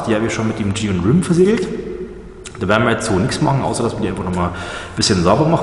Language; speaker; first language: German; native; German